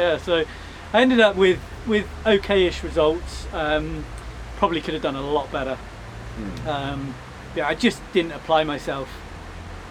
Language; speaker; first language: English; native; English